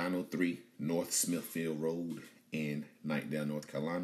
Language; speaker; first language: English; native; English